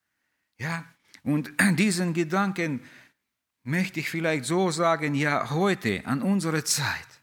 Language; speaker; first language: German; non-native, fluent; Russian